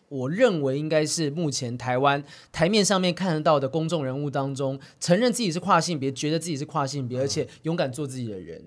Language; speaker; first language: Chinese; native; Chinese